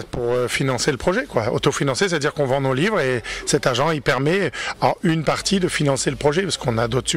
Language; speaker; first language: French; native; French